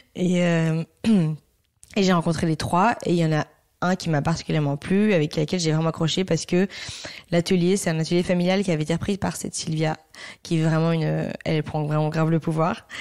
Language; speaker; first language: French; native; French